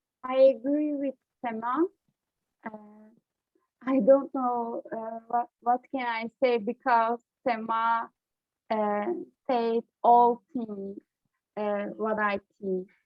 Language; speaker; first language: English; non-native, learner; Turkish